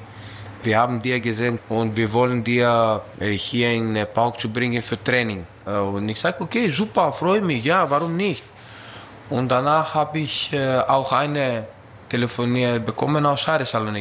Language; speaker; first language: German; non-native, learner; Greek